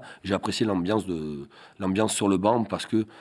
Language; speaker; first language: French; native; French